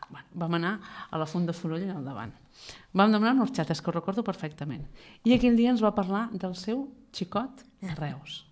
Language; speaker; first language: Catalan; native; Catalan